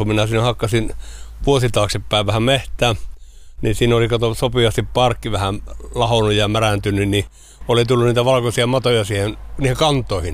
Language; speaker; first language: Finnish; native; Finnish